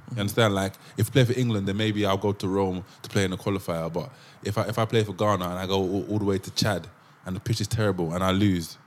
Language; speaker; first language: English; native; English